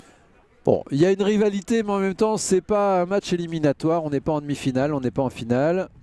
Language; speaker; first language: French; native; French